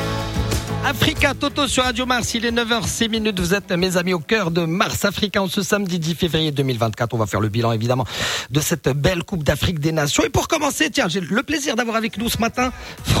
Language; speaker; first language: French; non-native, local second language; Arabic